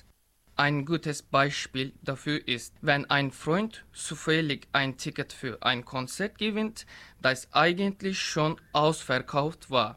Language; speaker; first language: German; non-native, learner; Turkish